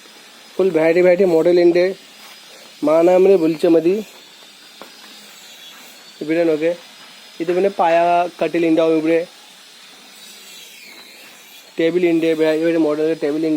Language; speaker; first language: Malayalam; non-native, learner; Hindi